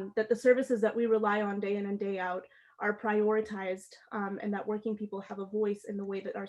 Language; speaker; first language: English; early bilingual, other home language; Amharic